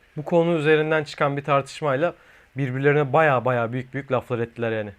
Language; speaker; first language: Turkish; native; Turkish